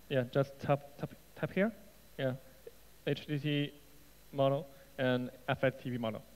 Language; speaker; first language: English; non-native, learner; Chinese